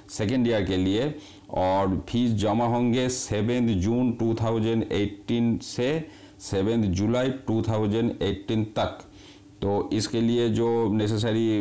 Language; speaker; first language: Hindi; non-native, local second language; Bangla